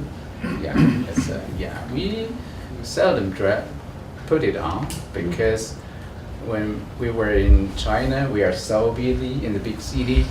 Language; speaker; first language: English; non-native, learner; Chinese